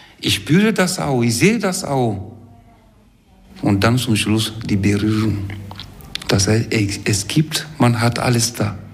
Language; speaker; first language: German; non-native, fluent; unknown